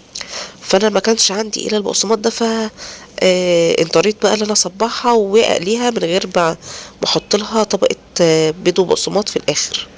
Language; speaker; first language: Arabic; native; Arabic